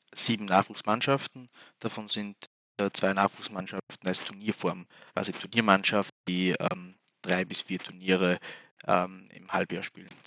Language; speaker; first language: German; native; German